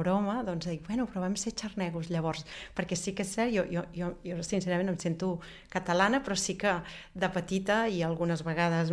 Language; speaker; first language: Catalan; early bilingual, other home language; Spanish